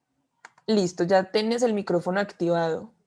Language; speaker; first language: Spanish; native; Spanish